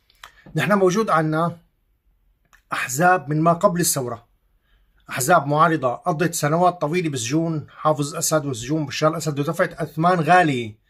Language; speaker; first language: Arabic; native; Arabic